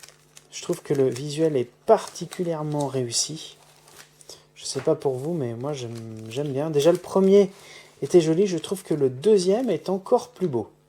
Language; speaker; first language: French; native; French